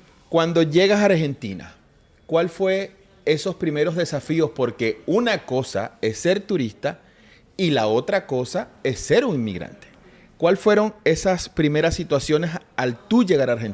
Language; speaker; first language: Spanish; native; Spanish